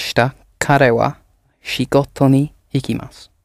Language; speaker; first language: Japanese; non-native, learner; English